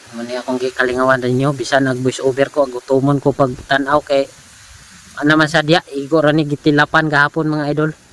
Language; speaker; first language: Cebuano; non-native, local second language; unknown